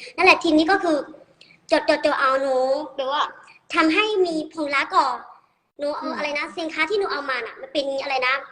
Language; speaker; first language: Thai; non-native, fluent; Burmese